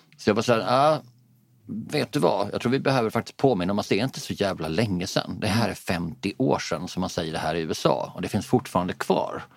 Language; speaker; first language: Swedish; native; Swedish